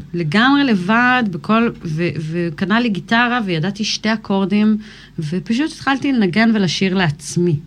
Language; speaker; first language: Hebrew; early bilingual, other home language; English